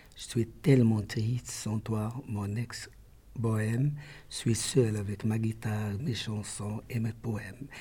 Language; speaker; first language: French; non-native, local second language; Arabic